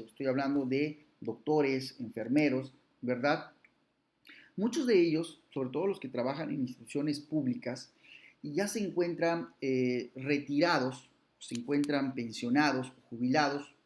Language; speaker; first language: Spanish; native; Spanish